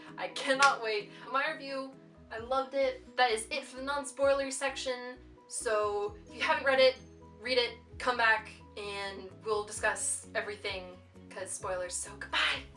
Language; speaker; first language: English; native; English